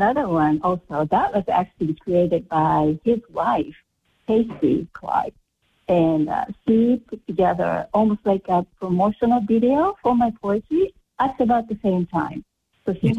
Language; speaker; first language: English; non-native, fluent; Japanese